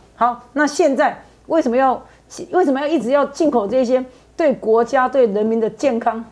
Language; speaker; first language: Chinese; native; Chinese